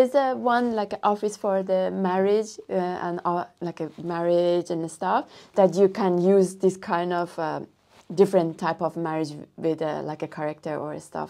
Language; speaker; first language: English; non-native, learner; Japanese